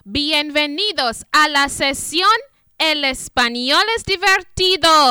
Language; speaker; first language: Spanish; non-native, fluent; English